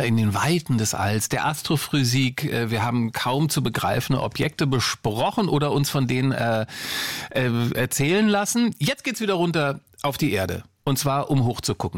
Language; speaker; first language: German; native; German